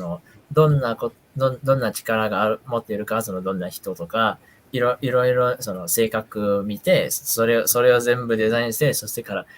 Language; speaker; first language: Japanese; non-native, fluent; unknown